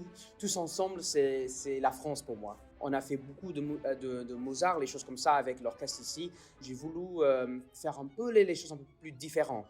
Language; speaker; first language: French; non-native, fluent; English